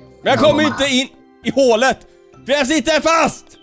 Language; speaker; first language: Swedish; native; Swedish